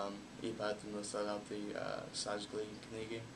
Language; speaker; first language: Russian; non-native, learner; English